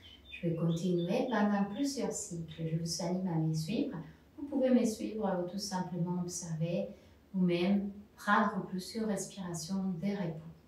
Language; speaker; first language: French; non-native, fluent; Spanish